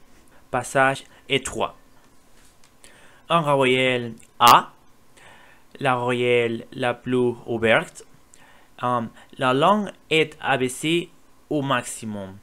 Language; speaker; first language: French; non-native, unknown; Spanish